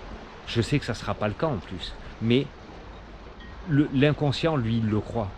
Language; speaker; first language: French; native; French